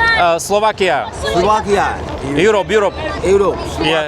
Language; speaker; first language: English; non-native, learner; Slovak